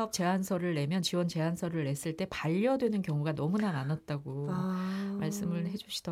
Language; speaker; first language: Korean; native; Korean